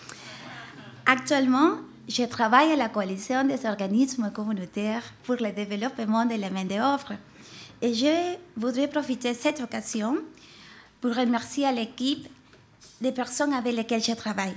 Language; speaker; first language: French; non-native, fluent; Spanish